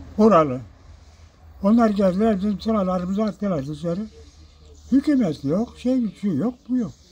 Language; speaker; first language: Turkish; non-native, local second language; Zaza